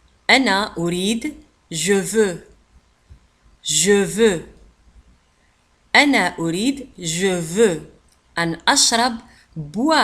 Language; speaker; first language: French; non-native, fluent; Arabic